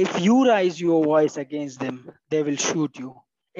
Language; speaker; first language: English; non-native, fluent; Pashto